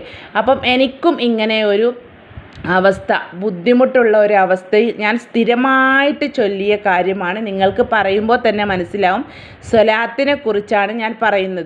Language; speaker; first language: Malayalam; native; Malayalam